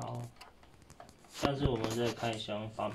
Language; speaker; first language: Chinese; native; Chinese